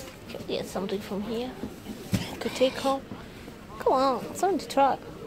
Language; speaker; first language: English; non-native, fluent; Italian